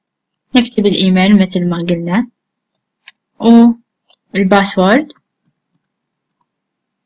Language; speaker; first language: Arabic; native; Arabic